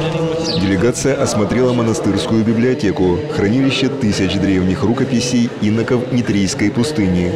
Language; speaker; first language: Russian; native; Russian